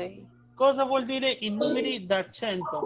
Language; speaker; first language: Italian; non-native, fluent; Spanish